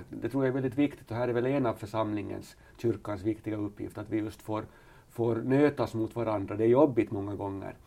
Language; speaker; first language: Swedish; native; Swedish